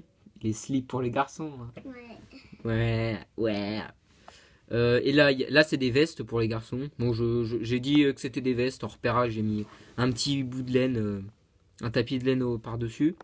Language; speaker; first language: French; native; French